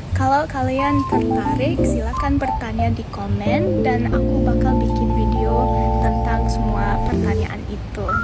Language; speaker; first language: Indonesian; non-native, fluent; English